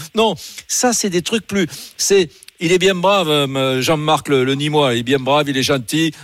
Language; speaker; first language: French; native; French